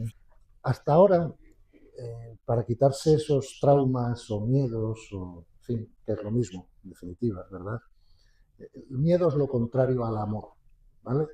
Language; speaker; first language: Spanish; native; Spanish